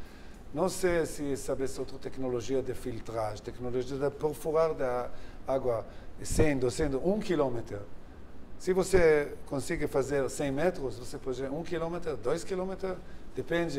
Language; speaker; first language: Portuguese; non-native, learner; Hebrew